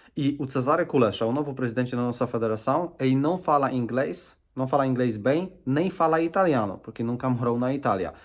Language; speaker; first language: Portuguese; non-native, fluent; Polish